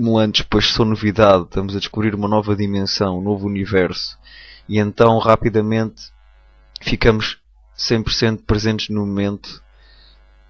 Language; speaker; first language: Portuguese; native; Portuguese